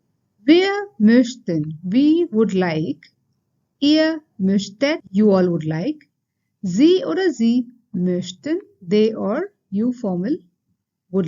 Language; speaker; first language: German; non-native, fluent; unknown